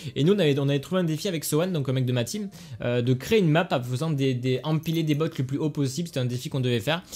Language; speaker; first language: French; native; French